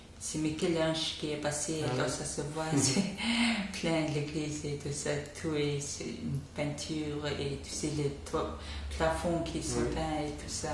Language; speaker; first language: French; non-native, fluent; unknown